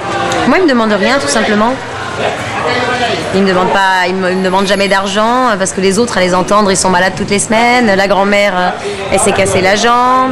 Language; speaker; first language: French; native; French